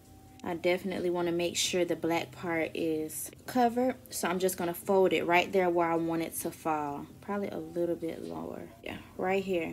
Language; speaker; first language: English; native; English